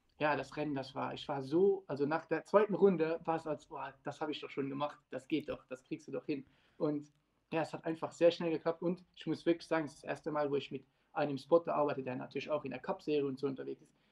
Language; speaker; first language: German; non-native, local second language; Luxembourgish